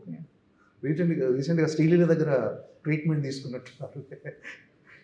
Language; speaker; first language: Telugu; native; Telugu